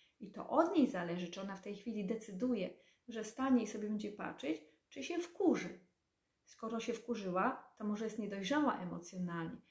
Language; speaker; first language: Polish; native; Polish